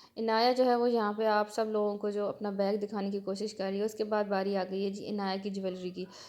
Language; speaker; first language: Urdu; native; Urdu